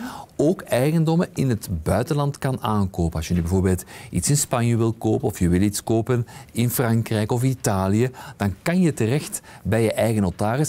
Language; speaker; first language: Dutch; native; Dutch